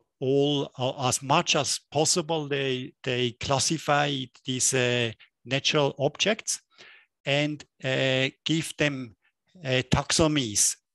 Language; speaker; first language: English; non-native, fluent; German